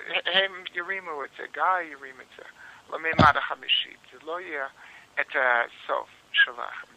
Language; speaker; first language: Hebrew; non-native, learner; English